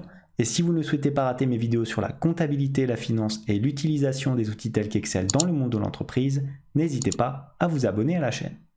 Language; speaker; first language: French; native; French